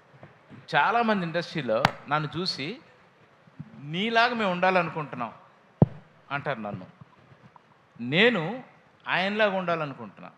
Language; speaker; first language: Telugu; native; Telugu